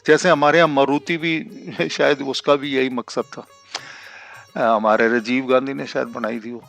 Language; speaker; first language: Hindi; non-native, local second language; Punjabi